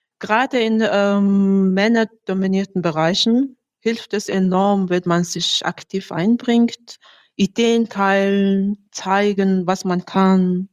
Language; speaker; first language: German; non-native, fluent; Mongolian